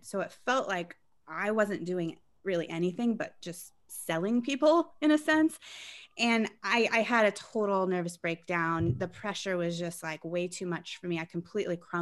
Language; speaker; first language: English; native; English